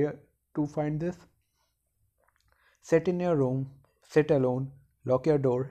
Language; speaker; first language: English; non-native, local second language; Hindi